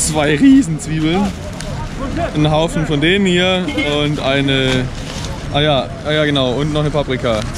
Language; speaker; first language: German; native; German